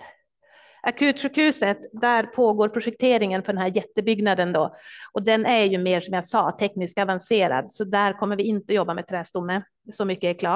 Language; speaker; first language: Swedish; native; Swedish